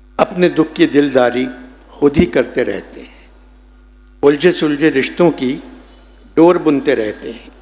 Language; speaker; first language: Urdu; native; Urdu